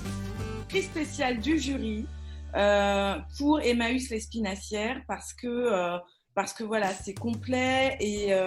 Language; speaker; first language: French; native; French